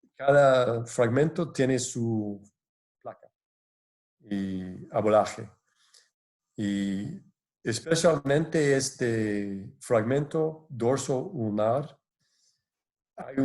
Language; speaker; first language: Spanish; non-native, fluent; English